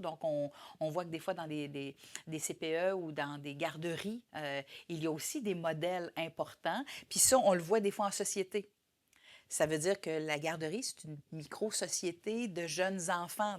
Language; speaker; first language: French; native; French